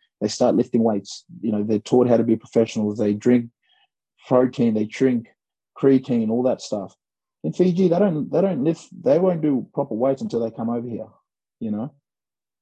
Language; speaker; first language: English; native; English